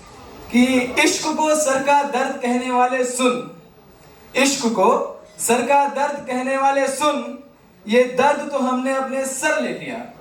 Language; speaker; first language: Hindi; native; Hindi